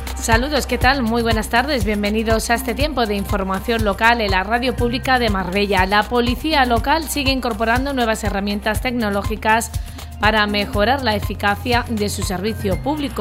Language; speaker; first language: Spanish; native; Spanish